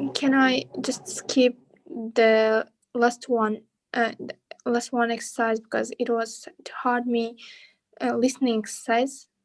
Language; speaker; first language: English; non-native, learner; Russian